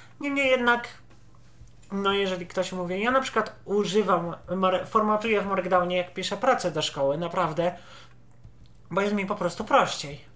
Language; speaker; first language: Polish; native; Polish